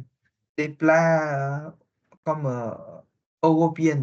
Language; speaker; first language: French; non-native, learner; Vietnamese